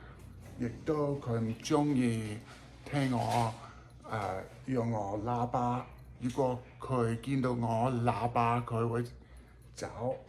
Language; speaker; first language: Cantonese; non-native, learner; English